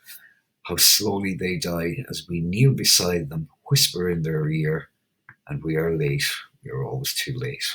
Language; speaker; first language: English; native; English